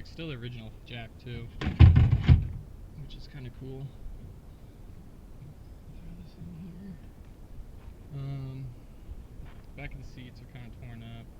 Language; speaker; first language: English; native; English